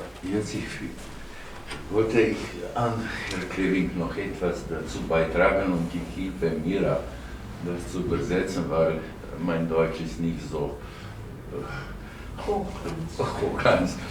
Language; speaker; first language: German; non-native, learner; Slovenian